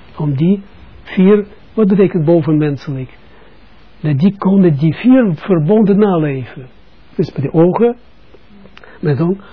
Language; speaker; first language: Dutch; non-native, fluent; Russian